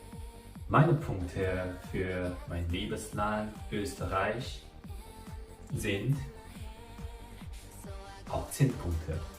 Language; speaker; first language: German; non-native, learner; Korean